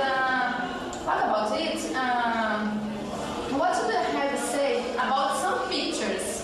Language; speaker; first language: English; non-native, learner; Portuguese